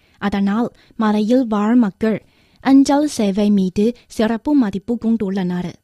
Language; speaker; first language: Tamil; non-native, fluent; Chinese